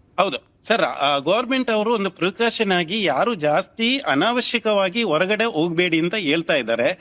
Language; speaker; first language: Kannada; native; Kannada